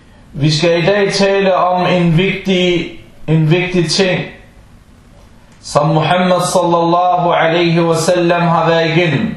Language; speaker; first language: Danish; early bilingual, other home language; Arabic